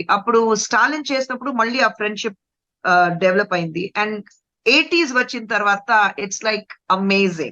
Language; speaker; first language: Telugu; non-native, fluent; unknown